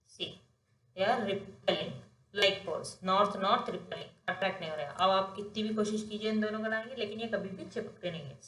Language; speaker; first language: Hindi; non-native, local second language; Telugu